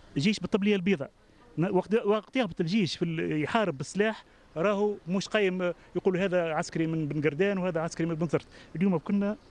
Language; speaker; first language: Arabic; native; Arabic